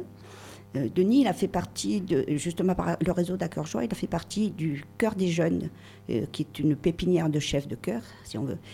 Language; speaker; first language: French; native; French